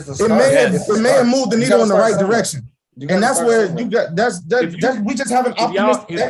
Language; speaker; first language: English; native; English